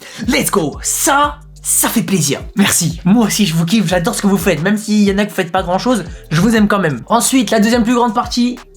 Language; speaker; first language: French; native; French